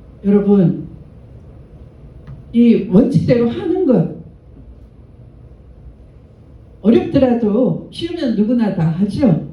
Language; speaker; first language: Korean; native; Korean